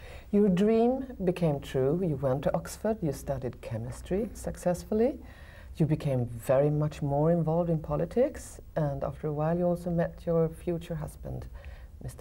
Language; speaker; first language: English; non-native, fluent; Swedish